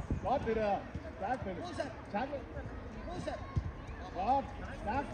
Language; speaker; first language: Danish; native; Danish